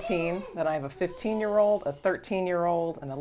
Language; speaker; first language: English; native; English